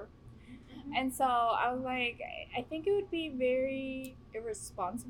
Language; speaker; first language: English; early bilingual, other home language; Spanish